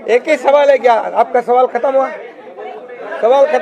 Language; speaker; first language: Hindi; non-native, local second language; Marathi